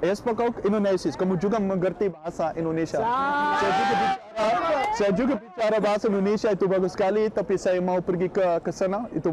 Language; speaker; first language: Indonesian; non-native, learner; Dutch